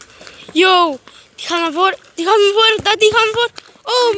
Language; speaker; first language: Dutch; non-native, local second language; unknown